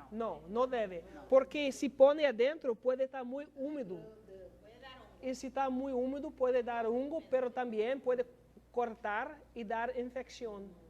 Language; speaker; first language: Spanish; non-native, learner; English